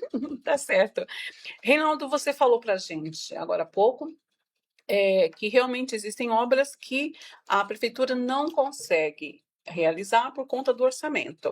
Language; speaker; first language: Portuguese; native; Portuguese